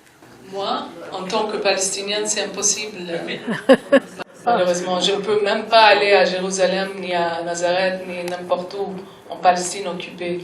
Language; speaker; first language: French; non-native, fluent; Arabic